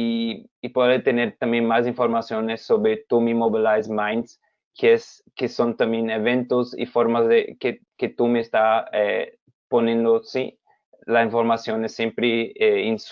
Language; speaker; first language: Spanish; non-native, fluent; Portuguese